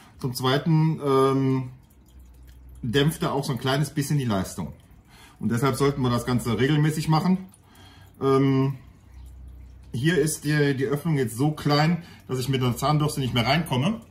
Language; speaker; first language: German; native; German